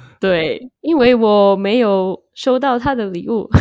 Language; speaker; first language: Chinese; non-native, learner; Indonesian